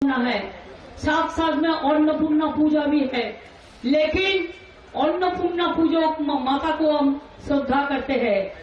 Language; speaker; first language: Hindi; non-native, local second language; Bangla